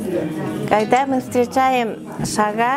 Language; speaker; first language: Russian; non-native, local second language; Tuvinian